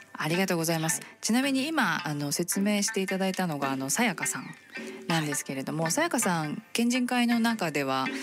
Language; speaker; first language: Japanese; native; Japanese